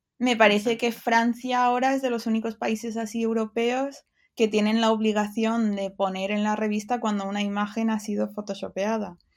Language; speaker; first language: Spanish; early bilingual, other home language; English